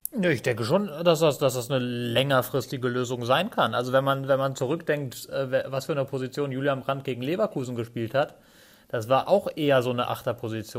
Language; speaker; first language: German; native; German